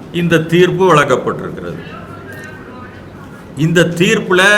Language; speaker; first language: Tamil; native; Tamil